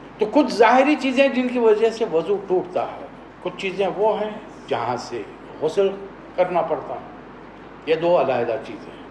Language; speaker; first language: Urdu; native; Urdu